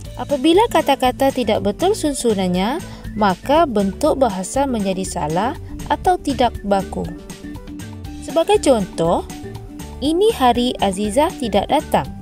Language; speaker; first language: Malay; native; Malay